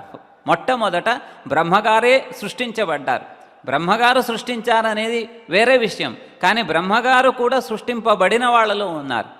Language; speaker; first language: Telugu; native; Telugu